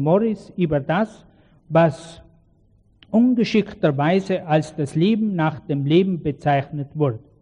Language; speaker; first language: German; native; German